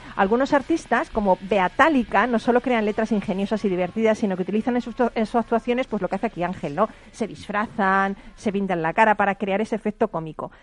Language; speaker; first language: Spanish; native; Spanish